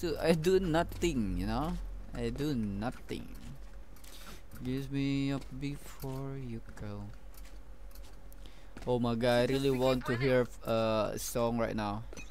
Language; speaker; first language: English; non-native, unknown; Indonesian